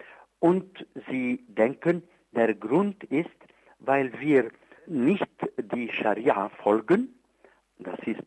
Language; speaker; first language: German; non-native, fluent; Arabic